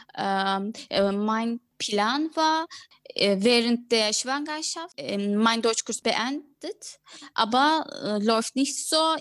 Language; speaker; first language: German; non-native, fluent; Turkish